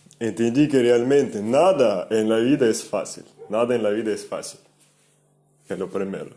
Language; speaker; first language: Spanish; non-native, fluent; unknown